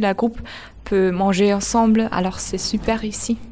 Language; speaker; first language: French; non-native, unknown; German